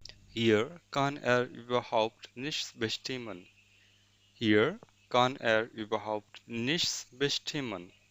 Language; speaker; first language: German; non-native, fluent; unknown